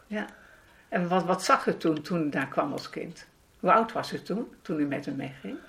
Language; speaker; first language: Dutch; native; Dutch